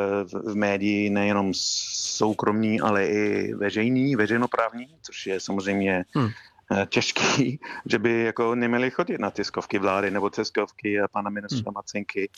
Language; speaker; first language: Czech; non-native, fluent; English